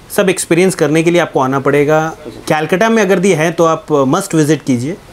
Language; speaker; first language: Hindi; non-native, local second language; Bangla